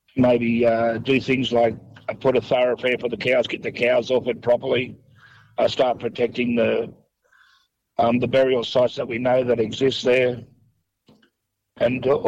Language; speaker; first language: English; native; English